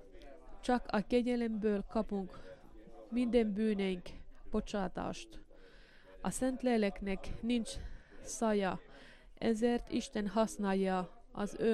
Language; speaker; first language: Hungarian; non-native, learner; Finnish